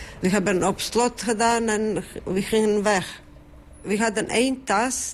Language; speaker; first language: Dutch; non-native, fluent; Bosnian